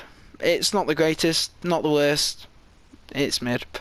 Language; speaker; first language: English; native; English